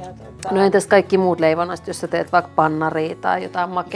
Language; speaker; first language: Finnish; native; Finnish